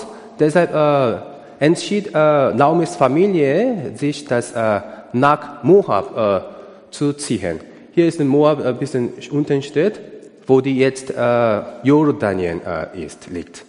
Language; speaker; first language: German; non-native, learner; Korean